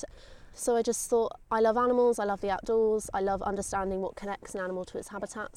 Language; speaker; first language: English; native; English